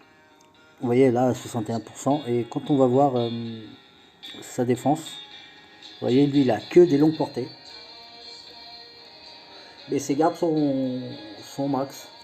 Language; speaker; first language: French; native; French